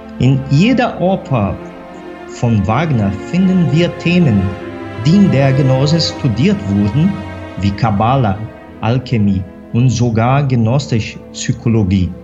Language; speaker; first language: German; non-native, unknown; Portuguese